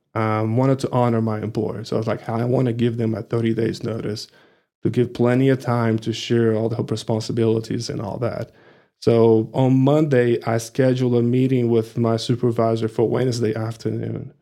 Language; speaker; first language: English; non-native, fluent; Portuguese